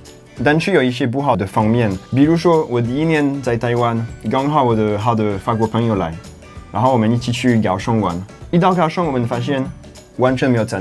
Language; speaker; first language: Chinese; non-native, fluent; French